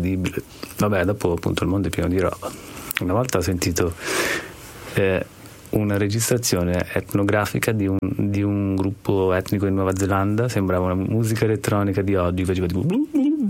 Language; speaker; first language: Italian; native; Italian